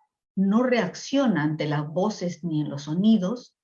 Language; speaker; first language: Spanish; native; Spanish